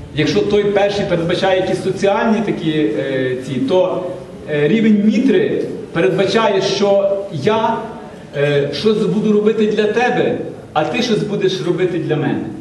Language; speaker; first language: Ukrainian; non-native, local second language; Russian